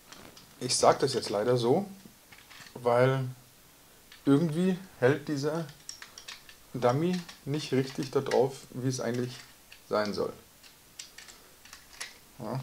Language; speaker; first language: German; native; German